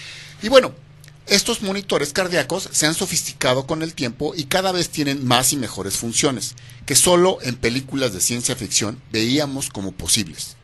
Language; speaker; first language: Spanish; native; Spanish